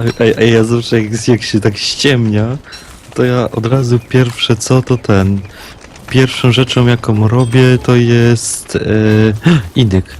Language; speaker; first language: Polish; native; Polish